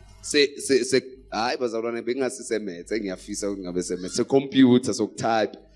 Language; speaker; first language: Zulu; native; Zulu